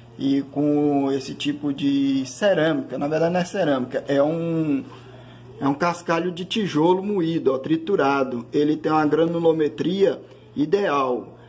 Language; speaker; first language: Portuguese; native; Portuguese